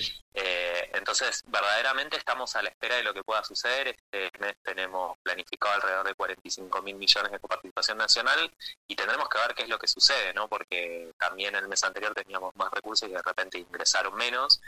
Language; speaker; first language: Spanish; native; Spanish